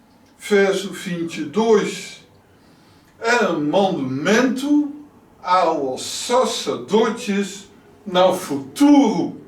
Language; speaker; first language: Portuguese; non-native, learner; Dutch